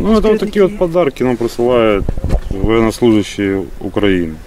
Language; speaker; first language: Russian; native; Russian